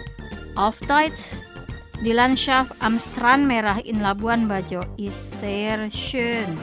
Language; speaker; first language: German; non-native, fluent; Indonesian